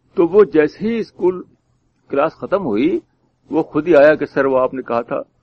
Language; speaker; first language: Urdu; native; Urdu